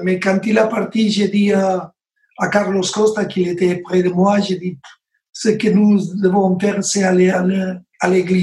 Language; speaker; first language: French; non-native, learner; Spanish